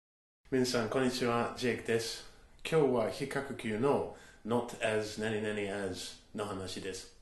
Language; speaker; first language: Japanese; non-native, fluent; English